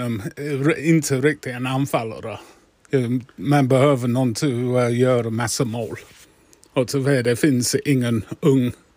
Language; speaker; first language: Swedish; non-native, fluent; English